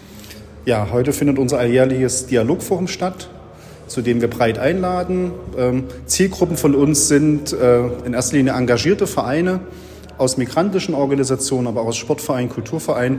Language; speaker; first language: German; native; German